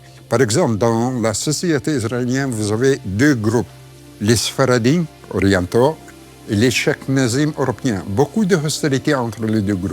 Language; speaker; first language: French; non-native, fluent; Arabic